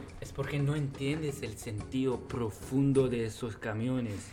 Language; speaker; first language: Spanish; non-native, learner; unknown